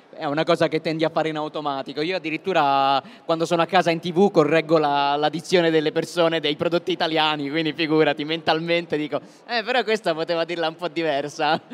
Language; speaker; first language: Italian; native; Italian